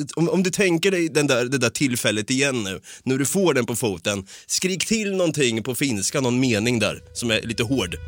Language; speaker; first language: Swedish; native; Swedish